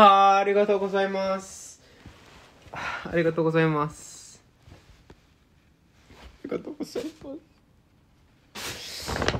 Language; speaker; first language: Japanese; non-native, learner; English